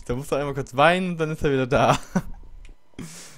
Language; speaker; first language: German; native; German